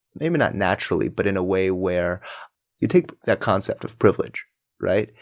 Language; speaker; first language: English; native; English